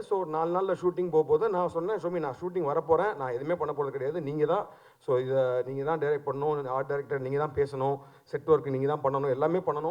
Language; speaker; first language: Tamil; native; Tamil